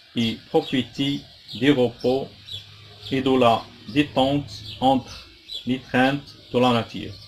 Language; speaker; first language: French; non-native, local second language; Arabic